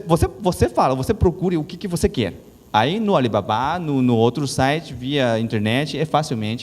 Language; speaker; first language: Portuguese; non-native, learner; Chinese